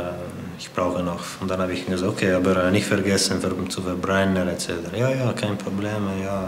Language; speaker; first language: German; non-native, fluent; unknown